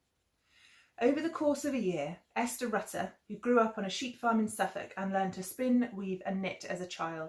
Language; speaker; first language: English; native; English